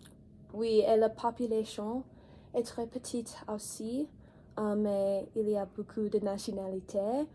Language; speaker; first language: French; non-native, learner; English